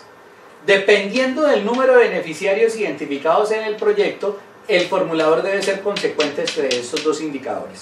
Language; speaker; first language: Spanish; native; Spanish